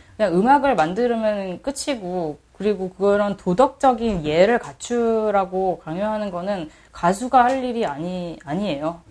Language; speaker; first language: Korean; early bilingual, heritage; Korean